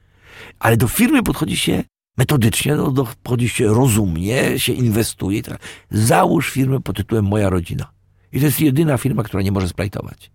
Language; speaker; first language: Polish; native; Polish